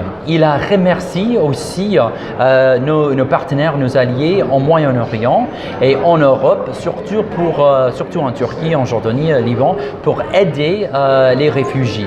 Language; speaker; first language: French; non-native, fluent; English